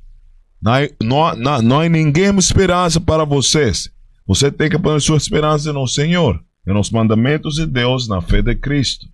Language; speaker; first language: Portuguese; non-native, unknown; Spanish